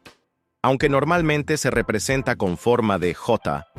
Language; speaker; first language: Spanish; native; Spanish